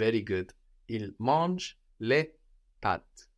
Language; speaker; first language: French; non-native, fluent; English